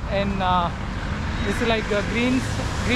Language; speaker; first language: English; non-native, local second language; Malayalam